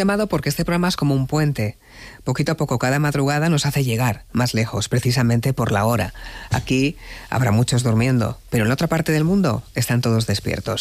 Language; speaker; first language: Spanish; native; Spanish